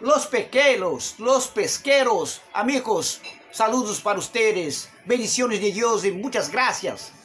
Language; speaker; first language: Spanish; non-native, learner; Portuguese